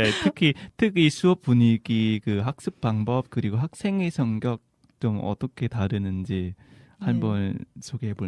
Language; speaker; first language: Korean; non-native, fluent; Vietnamese